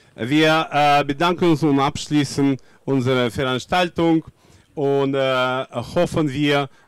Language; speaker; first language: German; non-native, learner; Russian